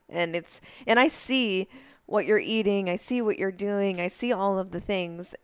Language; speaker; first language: English; native; English